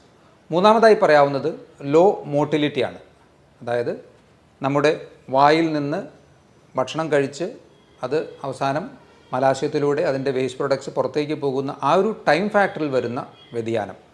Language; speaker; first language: Malayalam; native; Malayalam